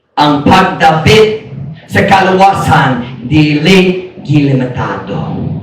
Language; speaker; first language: Cebuano; non-native, fluent; English